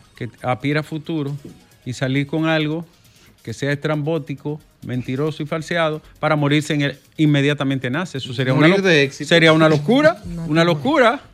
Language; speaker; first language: Spanish; native; Spanish